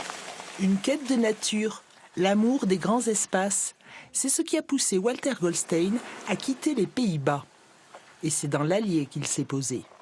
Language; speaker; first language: French; native; French